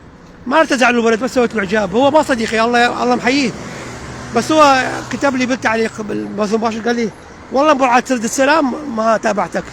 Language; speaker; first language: Arabic; native; Arabic